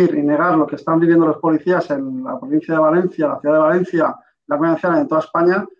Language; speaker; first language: Spanish; native; Spanish